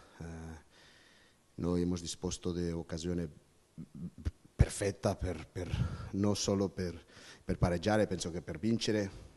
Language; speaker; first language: Italian; non-native, fluent; Spanish